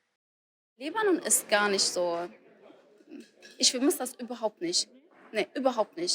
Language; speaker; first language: German; non-native, fluent; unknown